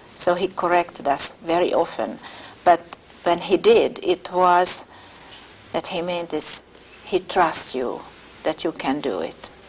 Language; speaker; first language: English; non-native, fluent; Hungarian